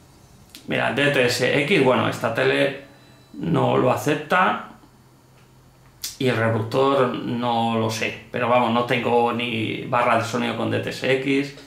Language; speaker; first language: Spanish; native; Spanish